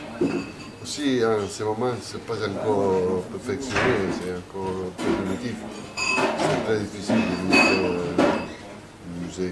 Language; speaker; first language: French; non-native, fluent; Italian